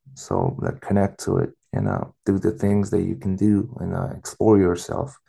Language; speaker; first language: English; non-native, fluent; Mongolian